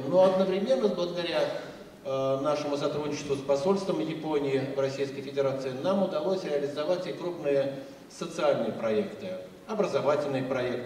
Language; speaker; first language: Russian; native; Russian